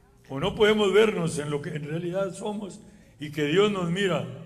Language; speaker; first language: Spanish; native; Spanish